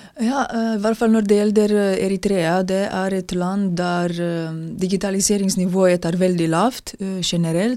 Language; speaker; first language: Norwegian; non-native, fluent; Romanian